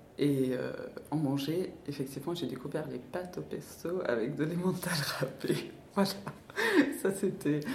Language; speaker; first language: French; non-native, fluent; Danish